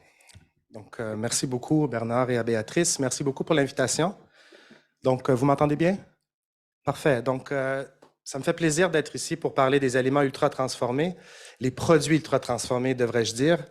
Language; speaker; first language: French; native; French